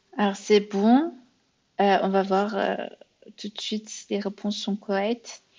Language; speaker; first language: French; non-native, fluent; Persian